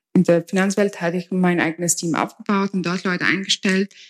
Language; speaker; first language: German; early bilingual, other home language; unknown